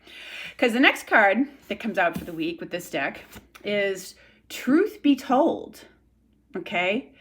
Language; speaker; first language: English; native; English